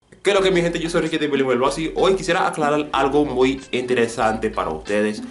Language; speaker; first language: Spanish; non-native, fluent; English